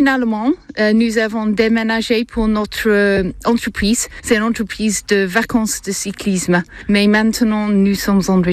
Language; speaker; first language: French; non-native, learner; English